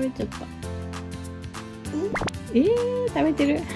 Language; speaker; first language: Japanese; native; Japanese